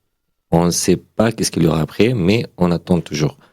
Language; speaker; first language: French; non-native, learner; Arabic